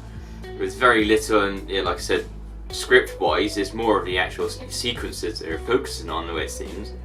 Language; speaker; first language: English; native; English